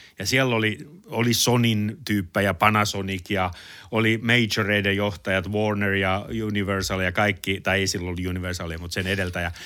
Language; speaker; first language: Finnish; native; Finnish